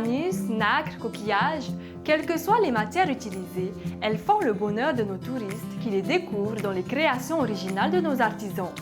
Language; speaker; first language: French; native; French